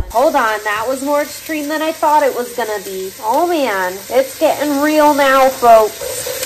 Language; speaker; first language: English; native; English